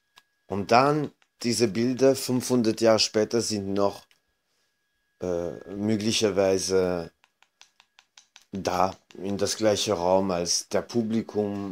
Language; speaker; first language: German; non-native, fluent; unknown